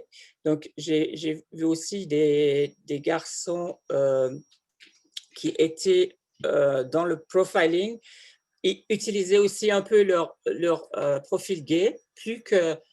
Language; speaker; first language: French; non-native, fluent; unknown